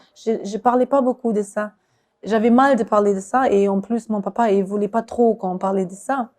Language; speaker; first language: French; non-native, fluent; German